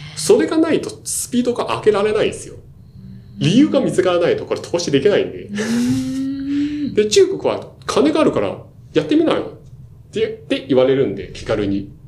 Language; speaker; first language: Japanese; non-native, fluent; Chinese